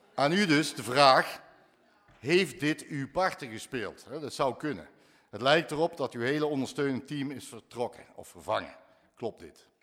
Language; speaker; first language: Dutch; native; Dutch